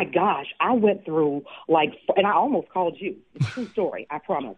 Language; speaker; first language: English; native; English